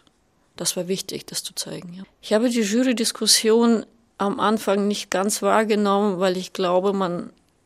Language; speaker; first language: German; native; German